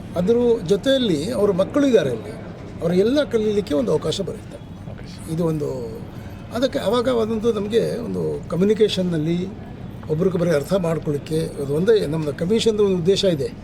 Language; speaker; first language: Kannada; non-native, local second language; Urdu